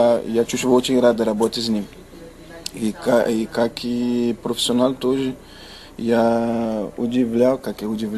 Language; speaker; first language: Russian; non-native, learner; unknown